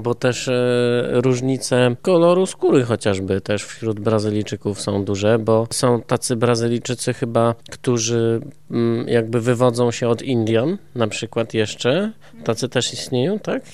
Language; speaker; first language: Polish; native; Polish